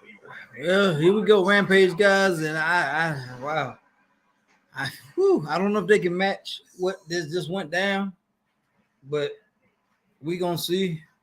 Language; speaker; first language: English; native; English